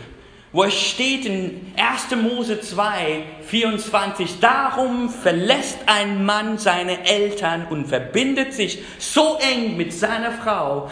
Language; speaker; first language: German; non-native, fluent; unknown